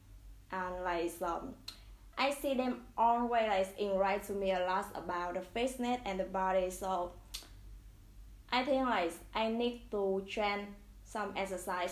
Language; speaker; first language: English; non-native, learner; Vietnamese